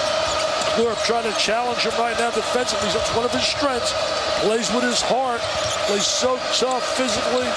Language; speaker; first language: English; native; English